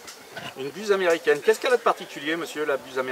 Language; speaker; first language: French; native; French